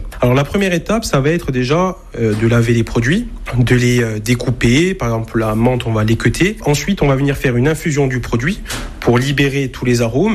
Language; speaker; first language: French; native; French